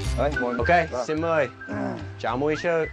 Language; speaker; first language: Vietnamese; non-native, learner; English